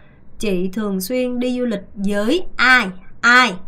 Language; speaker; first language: Vietnamese; non-native, fluent; Korean